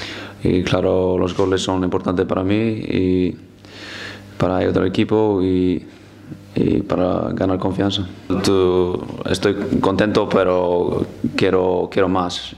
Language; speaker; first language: Spanish; non-native, fluent; Icelandic